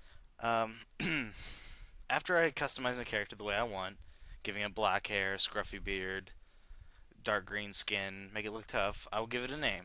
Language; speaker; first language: English; native; English